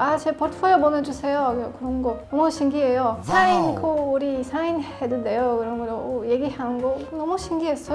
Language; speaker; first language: Korean; non-native, learner; Polish